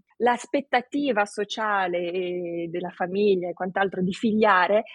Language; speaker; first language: Italian; early bilingual, other home language; Romanian